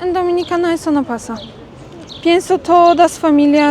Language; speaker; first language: Spanish; non-native, fluent; Polish